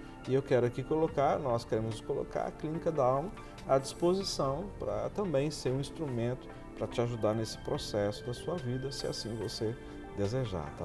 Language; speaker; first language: Portuguese; native; Portuguese